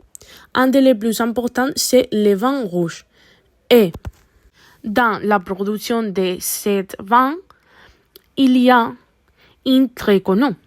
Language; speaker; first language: French; non-native, learner; Spanish